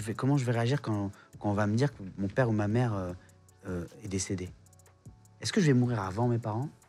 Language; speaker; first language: French; native; French